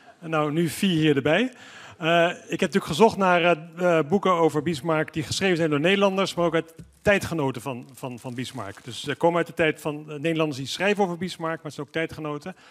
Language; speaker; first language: Dutch; native; Dutch